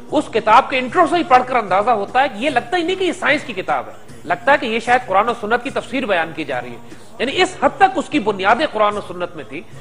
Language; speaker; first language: Urdu; native; Urdu